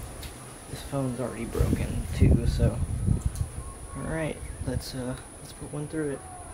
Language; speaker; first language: English; native; English